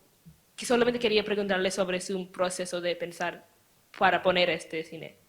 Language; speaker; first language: Spanish; non-native, learner; English